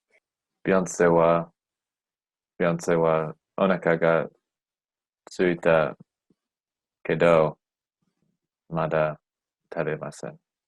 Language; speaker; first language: Japanese; non-native, learner; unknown